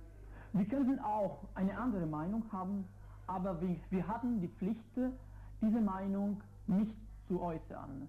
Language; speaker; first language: German; non-native, fluent; Italian